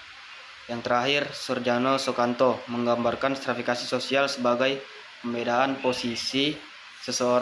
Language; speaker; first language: Indonesian; native; Indonesian